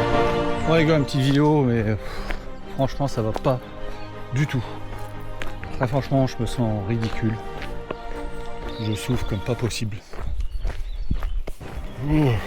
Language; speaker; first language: French; native; French